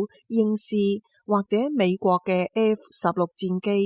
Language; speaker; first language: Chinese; non-native, local second language; Cantonese